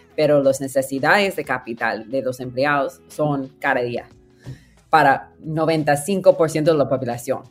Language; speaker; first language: Spanish; non-native, fluent; English